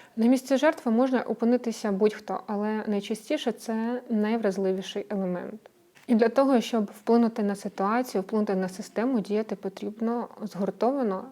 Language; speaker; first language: Ukrainian; non-native, local second language; Russian